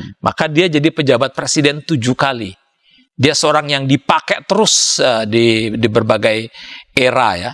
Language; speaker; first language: Indonesian; native; Indonesian